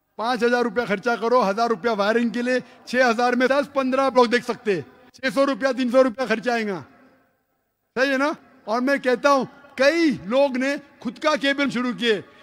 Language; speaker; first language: Hindi; non-native, local second language; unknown